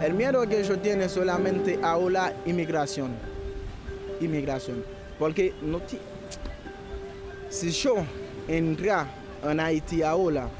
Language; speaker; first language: Spanish; non-native, learner; Haitian Creole